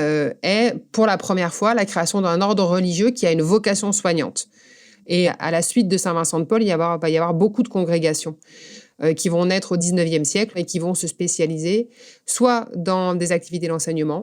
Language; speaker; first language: French; native; French